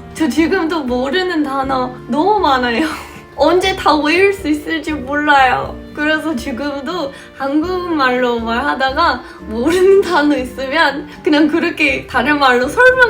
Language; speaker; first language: Korean; non-native, fluent; English